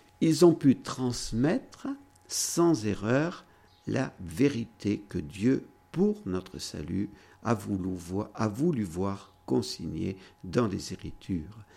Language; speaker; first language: French; native; French